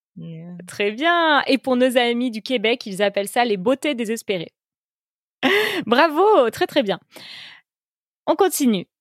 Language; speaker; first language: French; native; French